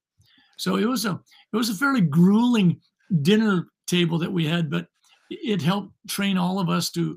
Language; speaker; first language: English; native; English